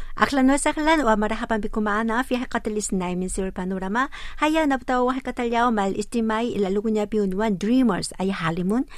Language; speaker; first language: Arabic; non-native, fluent; Korean